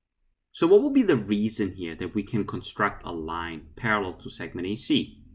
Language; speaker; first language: English; native; English